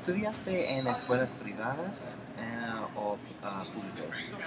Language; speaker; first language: Spanish; non-native, learner; English